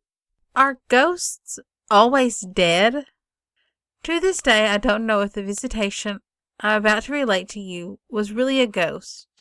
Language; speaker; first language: English; native; English